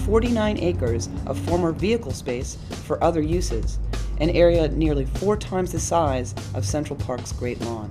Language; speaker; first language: English; native; English